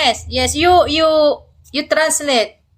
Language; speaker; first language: English; non-native, learner; Indonesian